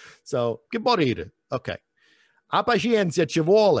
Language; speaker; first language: Italian; early bilingual, other home language; Sicilian